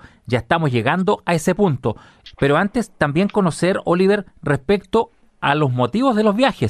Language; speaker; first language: Spanish; native; Spanish